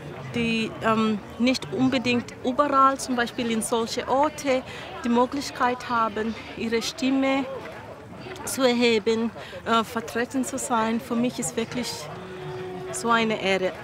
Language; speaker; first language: German; non-native, fluent; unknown